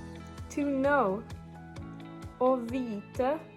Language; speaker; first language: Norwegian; non-native, learner; English